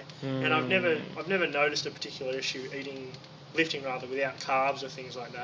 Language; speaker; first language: English; native; English